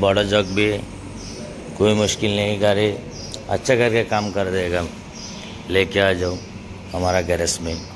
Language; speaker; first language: Hindi; non-native, local second language; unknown